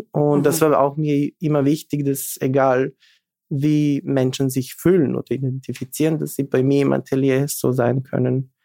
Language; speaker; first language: German; non-native, fluent; Serbian